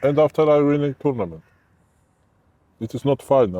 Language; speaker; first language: English; non-native, learner; Georgian